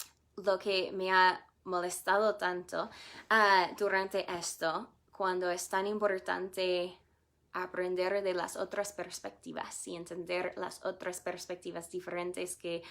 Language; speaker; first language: Spanish; non-native, fluent; English